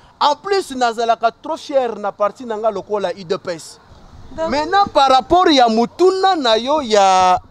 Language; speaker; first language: Lingala; non-native, local second language; Luba-Lulua